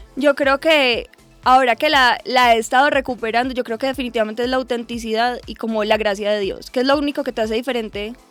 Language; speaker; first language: Spanish; native; Spanish